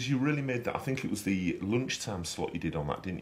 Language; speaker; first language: English; native; English